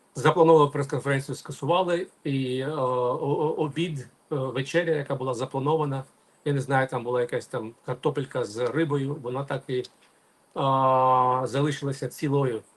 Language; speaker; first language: Ukrainian; non-native, local second language; Russian